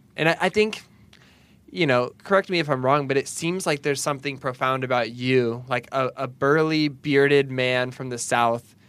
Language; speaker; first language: English; native; English